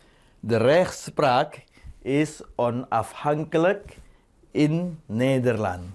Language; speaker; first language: Dutch; non-native, fluent; Indonesian